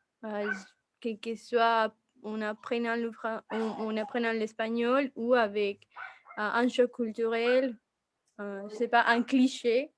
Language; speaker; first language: French; non-native, fluent; Spanish